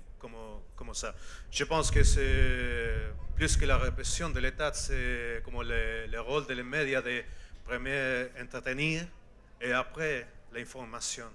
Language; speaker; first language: French; non-native, learner; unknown